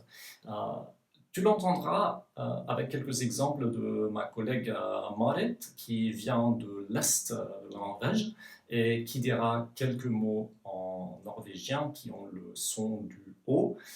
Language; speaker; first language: French; non-native, fluent; Norwegian